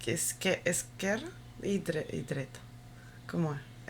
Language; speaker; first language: Portuguese; non-native, learner; Spanish